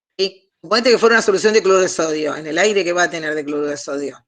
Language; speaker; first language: Spanish; native; Spanish